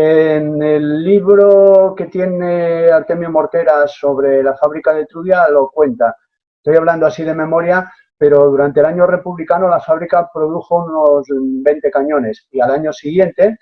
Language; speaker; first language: Spanish; native; Spanish